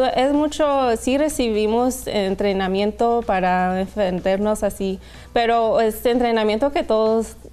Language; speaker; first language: Spanish; early bilingual, heritage; Spanish